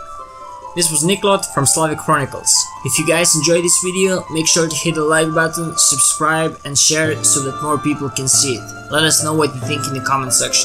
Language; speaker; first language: English; non-native, fluent; Serbian